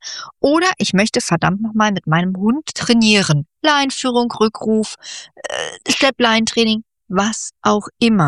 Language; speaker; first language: German; native; German